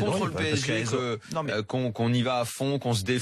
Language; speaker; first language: French; native; French